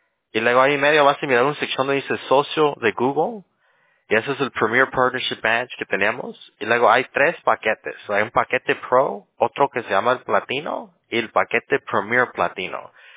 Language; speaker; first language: Spanish; early bilingual, heritage; Spanish